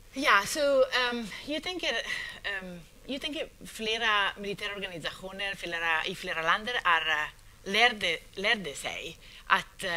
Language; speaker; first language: Swedish; non-native, fluent; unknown